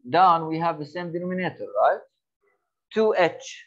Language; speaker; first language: English; non-native, fluent; Arabic